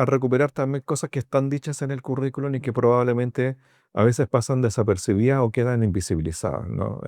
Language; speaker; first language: Spanish; native; Spanish